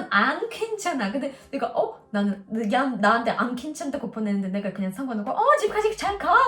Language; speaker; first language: Korean; non-native, learner; Russian